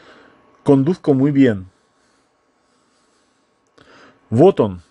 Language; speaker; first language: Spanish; non-native, fluent; Russian